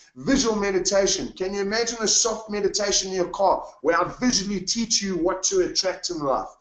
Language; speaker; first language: English; native; English